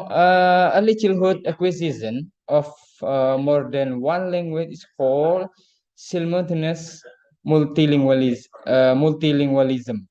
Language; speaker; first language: English; non-native, fluent; Indonesian